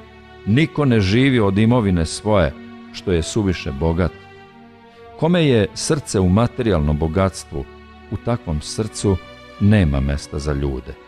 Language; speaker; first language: Serbian; native; Serbian